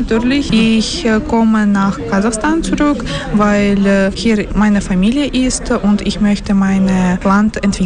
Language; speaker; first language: German; non-native, fluent; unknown